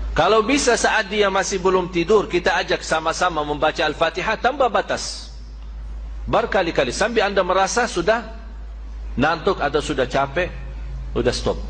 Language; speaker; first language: Malay; non-native, fluent; Arabic